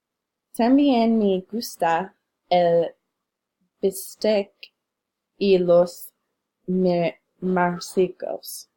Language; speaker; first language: Spanish; non-native, learner; English